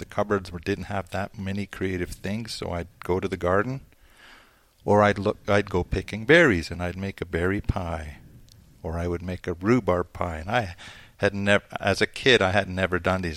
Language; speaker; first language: English; non-native, fluent; Cree